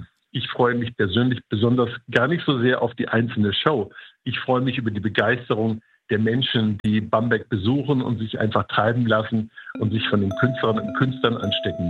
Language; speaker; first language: German; native; German